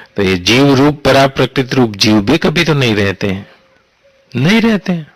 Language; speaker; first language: Hindi; non-native, local second language; Gujarati